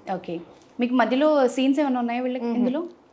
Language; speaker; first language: Telugu; native; Telugu